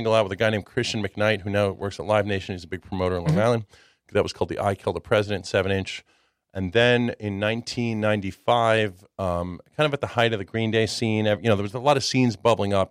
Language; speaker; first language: English; early bilingual, other home language; Czech